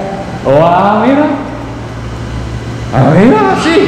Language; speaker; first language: Spanish; non-native, learner; Japanese